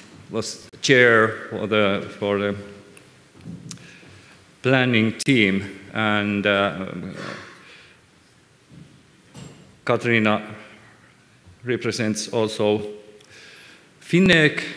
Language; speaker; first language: English; non-native, fluent; Finnish